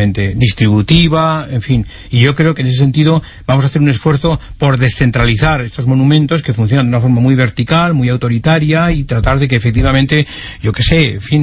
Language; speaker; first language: Spanish; native; Spanish